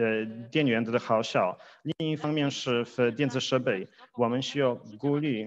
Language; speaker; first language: Chinese; non-native, fluent; Polish